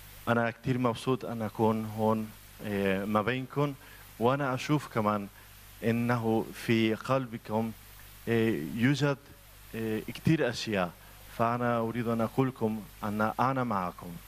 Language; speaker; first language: Arabic; non-native, fluent; Spanish